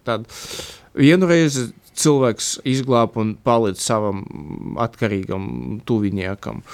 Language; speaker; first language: Latvian; non-native, local second language; Russian